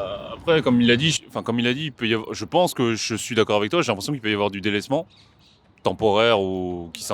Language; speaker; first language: French; native; French